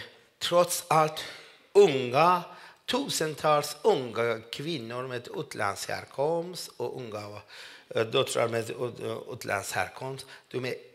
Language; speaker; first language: Swedish; non-native, fluent; Persian